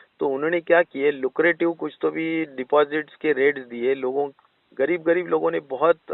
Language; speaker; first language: Hindi; non-native, local second language; Marathi